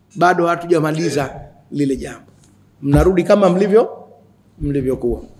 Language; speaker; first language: Swahili; native; Swahili